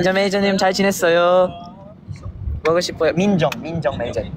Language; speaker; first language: Korean; non-native, learner; Filipino